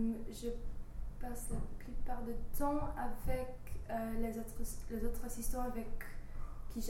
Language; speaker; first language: French; non-native, learner; English